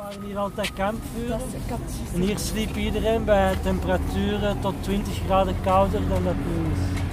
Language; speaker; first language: Dutch; non-native, learner; Pashto